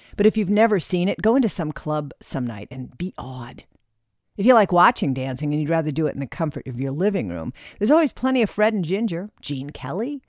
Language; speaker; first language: English; native; English